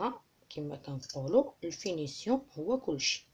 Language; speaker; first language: Arabic; native; Arabic